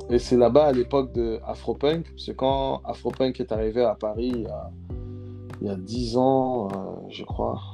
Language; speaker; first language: French; early bilingual, other home language; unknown